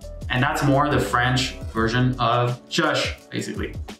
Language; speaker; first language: English; non-native, fluent; French